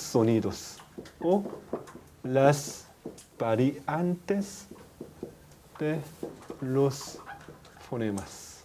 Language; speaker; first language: Spanish; non-native, fluent; Korean